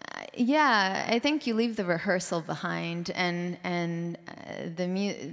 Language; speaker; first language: English; native; English